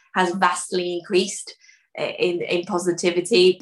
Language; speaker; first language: English; early bilingual, other home language; Dutch